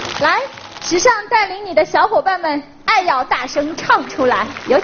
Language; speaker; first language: Chinese; native; Chinese